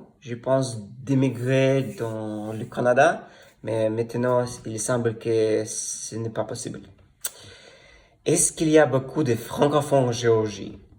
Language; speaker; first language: French; non-native, learner; Russian